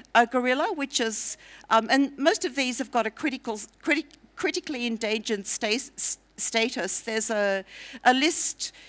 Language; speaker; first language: English; native; English